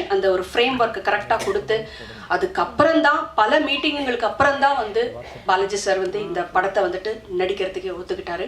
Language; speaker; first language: Tamil; native; Tamil